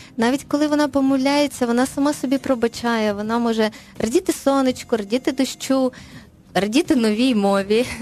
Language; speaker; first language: Ukrainian; non-native, local second language; Russian